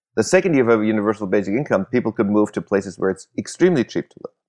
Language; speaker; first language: English; early bilingual, other home language; German